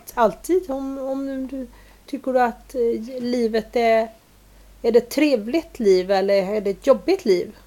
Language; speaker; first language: Swedish; native; Swedish